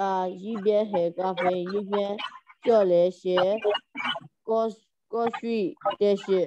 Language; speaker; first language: Chinese; non-native, learner; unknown